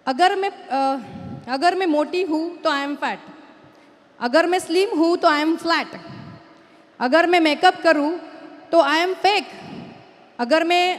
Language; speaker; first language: Hindi; non-native, local second language; Marathi